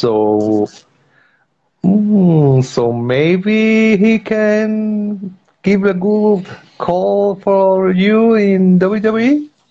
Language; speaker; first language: English; non-native, fluent; Spanish